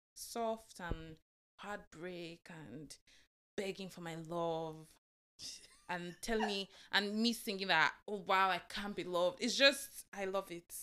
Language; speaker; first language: English; non-native, local second language; Yoruba